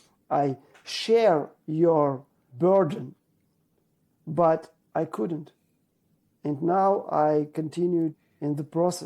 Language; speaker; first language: English; non-native, learner; Ukrainian